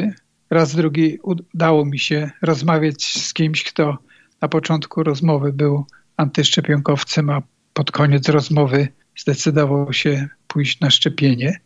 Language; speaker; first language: Polish; native; Polish